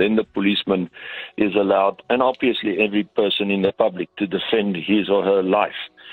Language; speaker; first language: English; non-native, local second language; Afrikaans